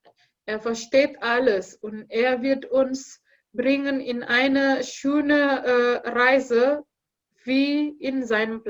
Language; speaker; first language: German; non-native, learner; Indonesian